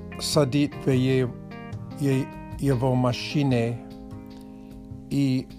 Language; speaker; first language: Russian; non-native, learner; English